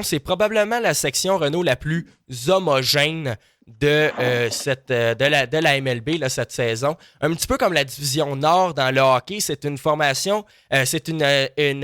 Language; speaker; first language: French; native; French